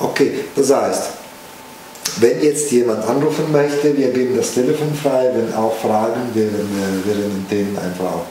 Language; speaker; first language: German; non-native, fluent; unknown